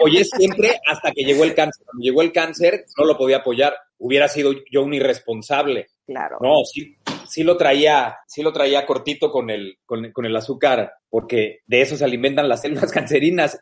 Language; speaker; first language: Spanish; native; Spanish